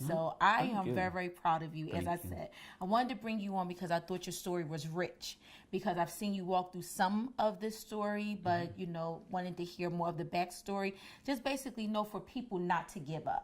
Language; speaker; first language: English; native; English